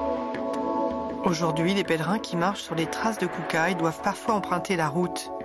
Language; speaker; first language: French; native; French